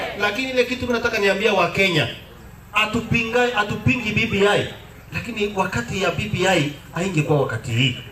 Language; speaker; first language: Swahili; non-native, local second language; Kalenjin